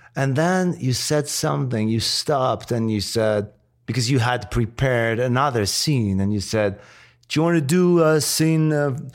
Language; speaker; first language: English; non-native, fluent; Arabic